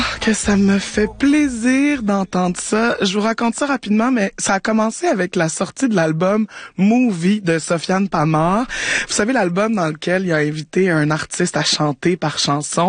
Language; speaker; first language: French; native; French